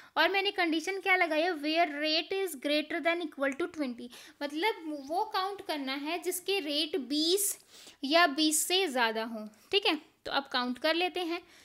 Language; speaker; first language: Hindi; native; Hindi